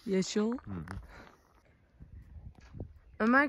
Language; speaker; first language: Turkish; native; Turkish